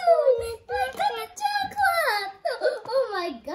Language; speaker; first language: English; early bilingual, other home language; Indonesian